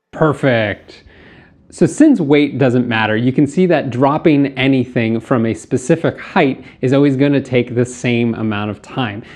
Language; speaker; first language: English; native; English